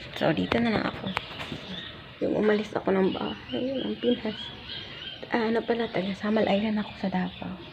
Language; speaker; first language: Filipino; non-native, local second language; Cebuano